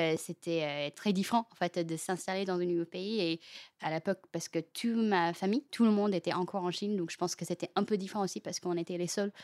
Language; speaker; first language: French; non-native, fluent; Chinese